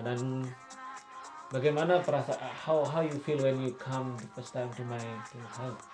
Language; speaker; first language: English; non-native, learner; Indonesian